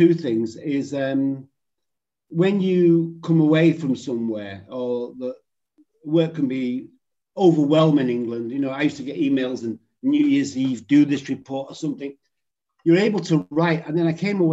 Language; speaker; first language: English; native; English